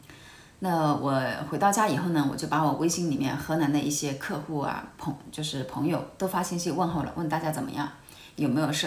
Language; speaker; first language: Chinese; native; Chinese